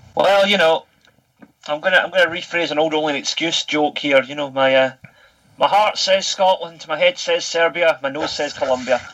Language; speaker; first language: English; native; English